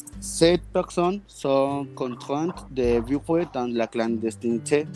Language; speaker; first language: French; non-native, learner; Spanish